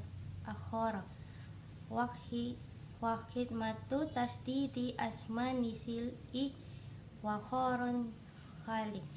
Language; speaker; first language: Arabic; non-native, learner; Indonesian